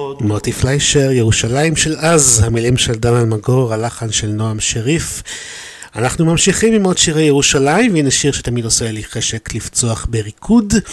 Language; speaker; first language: Hebrew; native; Hebrew